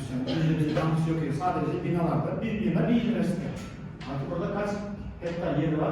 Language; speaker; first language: Turkish; non-native, learner; Kazakh